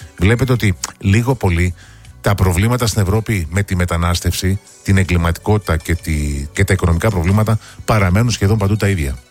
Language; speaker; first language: Greek; native; Greek